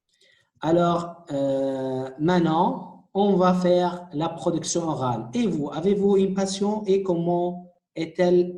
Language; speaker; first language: French; non-native, fluent; Arabic